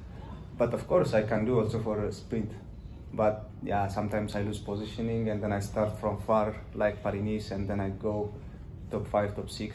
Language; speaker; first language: English; non-native, learner; Tigrinya